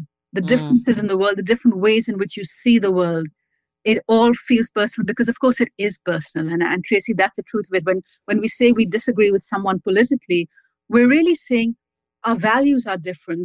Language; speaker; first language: English; non-native, local second language; Urdu